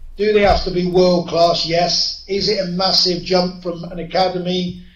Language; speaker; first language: English; native; English